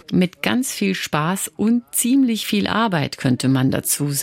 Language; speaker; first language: German; native; German